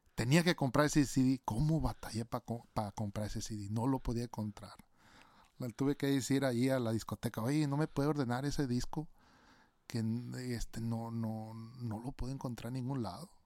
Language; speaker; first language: Spanish; early bilingual, other home language; English